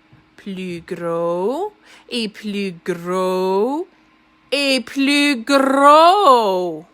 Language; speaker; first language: French; non-native, fluent; English